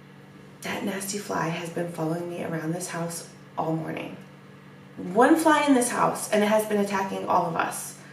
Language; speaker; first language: English; native; English